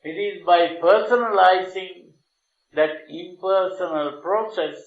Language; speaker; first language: English; non-native, local second language; Sinhala